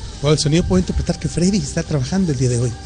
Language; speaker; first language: Spanish; native; Spanish